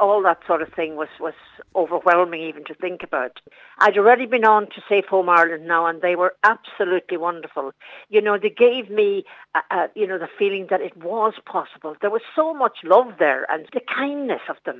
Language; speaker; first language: English; native; English